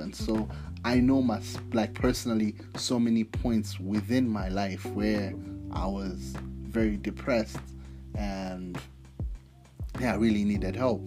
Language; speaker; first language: English; non-native, local second language; Nyanja